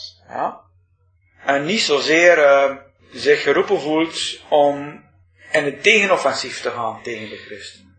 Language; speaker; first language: Dutch; native; Dutch